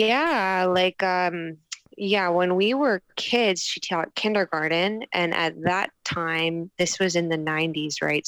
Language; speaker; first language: English; native; English